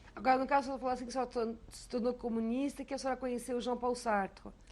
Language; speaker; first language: Portuguese; native; Portuguese